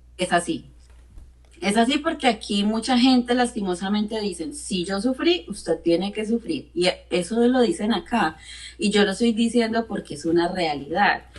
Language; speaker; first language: Spanish; native; Spanish